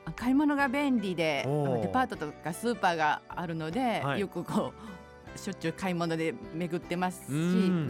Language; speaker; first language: Japanese; native; Japanese